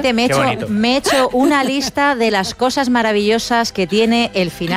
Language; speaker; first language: Spanish; native; Spanish